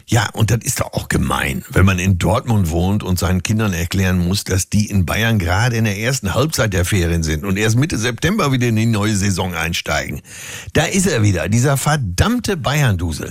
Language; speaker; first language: German; native; German